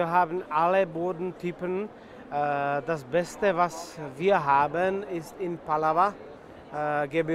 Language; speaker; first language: German; non-native, fluent; Czech